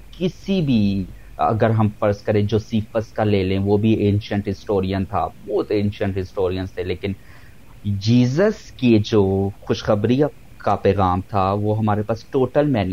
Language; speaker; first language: Urdu; non-native, local second language; Punjabi